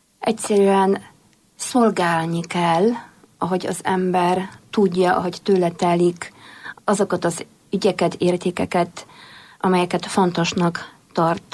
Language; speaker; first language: Hungarian; non-native, fluent; Polish